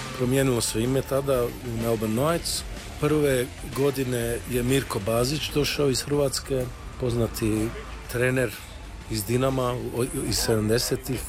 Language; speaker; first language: Croatian; early bilingual, heritage; Croatian